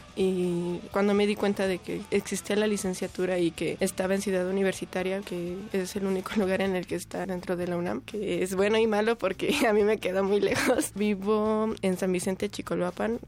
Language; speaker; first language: Spanish; native; Spanish